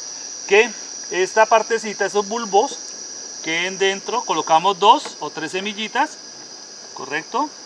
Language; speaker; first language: Spanish; native; Spanish